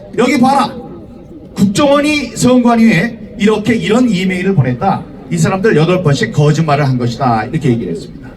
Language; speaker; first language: Korean; native; Korean